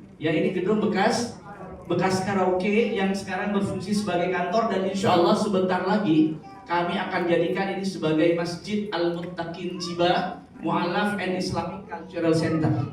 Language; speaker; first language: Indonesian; native; Indonesian